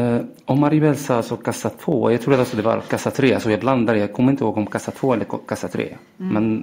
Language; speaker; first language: Swedish; non-native, learner; Arabic